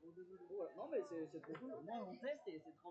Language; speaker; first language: French; native; French